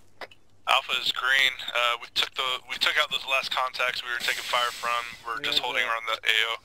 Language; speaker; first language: English; native; English